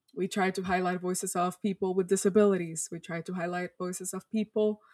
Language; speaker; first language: English; non-native, fluent; Spanish